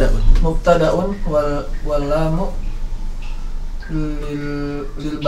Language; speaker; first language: Arabic; non-native, learner; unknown